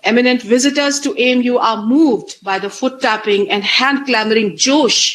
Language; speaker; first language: English; non-native, local second language; Hindi